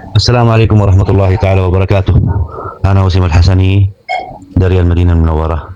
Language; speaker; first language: Indonesian; non-native, learner; Arabic